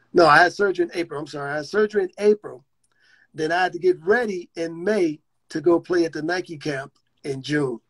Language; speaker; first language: English; native; English